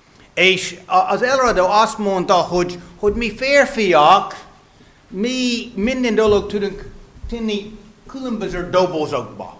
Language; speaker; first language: Hungarian; non-native, fluent; English